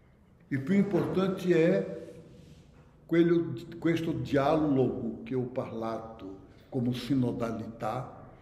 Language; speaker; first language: Italian; non-native, fluent; Portuguese